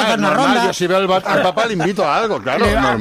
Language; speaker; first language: Spanish; native; Spanish